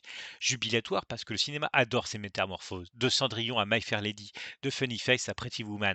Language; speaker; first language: French; native; French